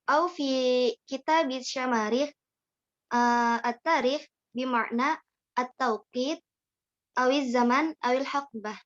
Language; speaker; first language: Arabic; non-native, learner; Indonesian